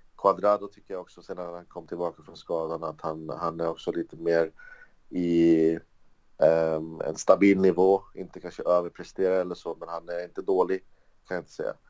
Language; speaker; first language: Swedish; early bilingual, other home language; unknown